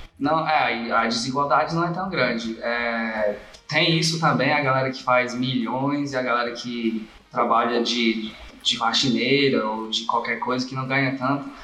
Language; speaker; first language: Portuguese; non-native, fluent; English